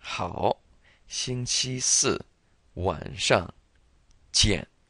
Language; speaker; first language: Chinese; non-native, fluent; English